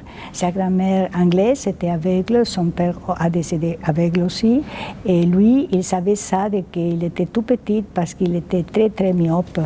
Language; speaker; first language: French; non-native, fluent; Spanish